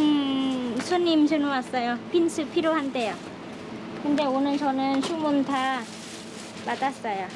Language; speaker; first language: Korean; non-native, learner; Vietnamese